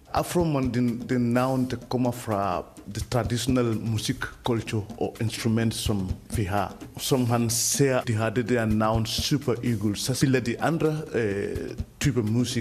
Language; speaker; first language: Danish; non-native, fluent; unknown